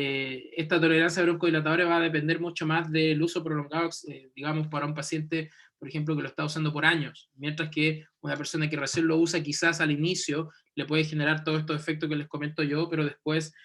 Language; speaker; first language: Spanish; native; Spanish